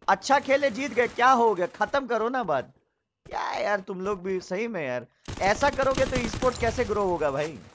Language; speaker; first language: Hindi; native; Hindi